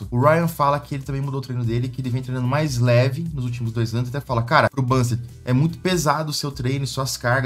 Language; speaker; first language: Portuguese; native; Portuguese